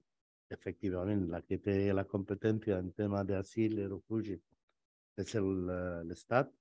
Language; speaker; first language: Catalan; non-native, fluent; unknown